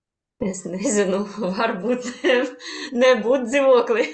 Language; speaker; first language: Latvian; non-native, learner; Russian